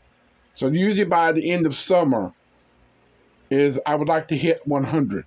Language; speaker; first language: English; native; English